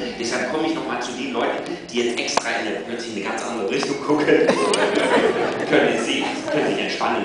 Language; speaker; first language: German; native; German